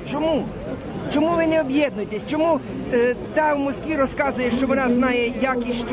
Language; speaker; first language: Ukrainian; native; Ukrainian